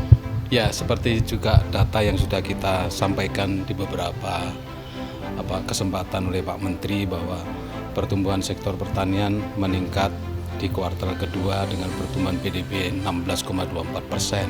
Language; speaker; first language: Indonesian; native; Indonesian